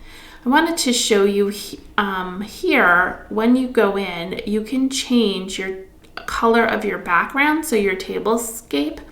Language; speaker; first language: English; native; English